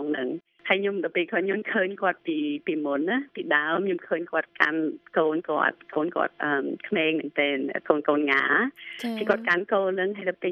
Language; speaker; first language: Khmer; early bilingual, heritage; Khmer